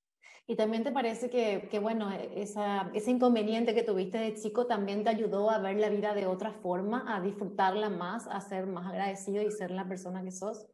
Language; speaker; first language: Spanish; native; Spanish